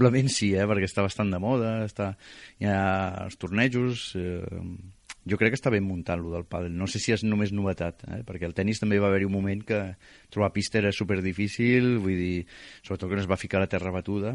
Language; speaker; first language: Catalan; native; Catalan